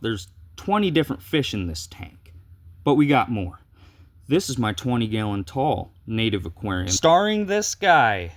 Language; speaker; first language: English; native; English